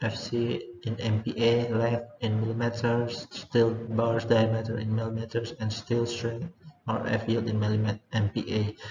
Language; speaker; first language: English; non-native, learner; Indonesian